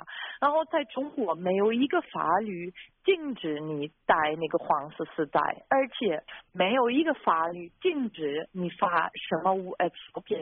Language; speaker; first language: Chinese; non-native, fluent; German